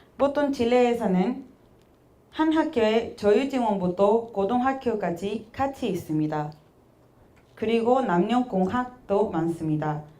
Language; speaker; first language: Korean; non-native, fluent; Spanish